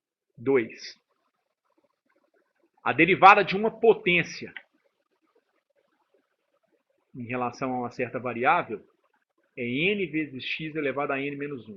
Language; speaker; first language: Portuguese; native; Portuguese